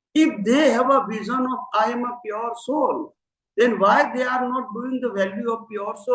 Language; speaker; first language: English; non-native, local second language; Gujarati